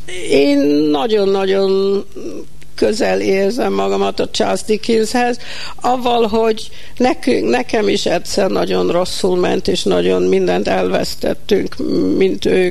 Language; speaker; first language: Hungarian; early bilingual, heritage; Hungarian